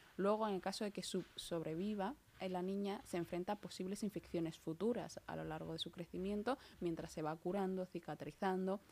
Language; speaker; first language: Spanish; early bilingual, other home language; Somali